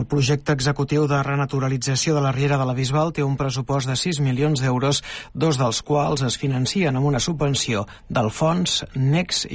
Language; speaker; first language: Catalan; native; Catalan